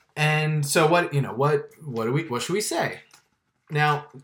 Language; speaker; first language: English; native; English